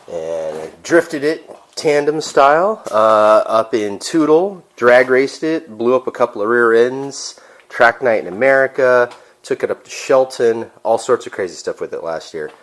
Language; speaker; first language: English; native; English